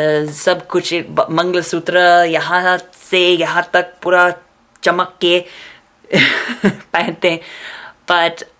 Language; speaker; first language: Hindi; non-native, fluent; English